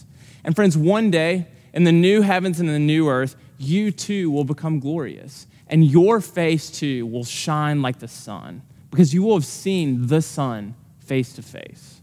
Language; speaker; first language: English; native; English